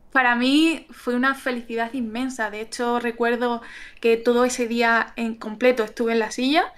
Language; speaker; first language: Spanish; native; Spanish